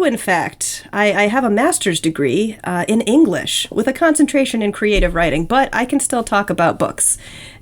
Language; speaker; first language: English; native; English